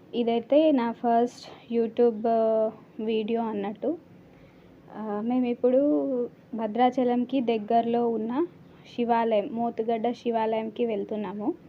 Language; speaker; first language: Telugu; non-native, learner; Marathi